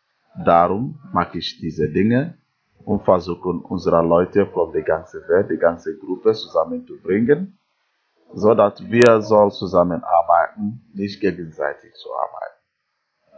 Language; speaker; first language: German; non-native, fluent; Igbo